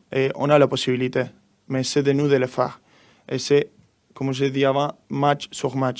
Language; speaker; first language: French; non-native, learner; Spanish